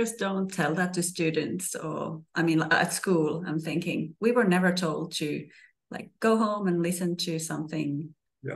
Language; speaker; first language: English; non-native, fluent; Finnish